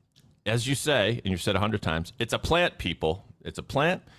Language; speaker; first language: English; native; English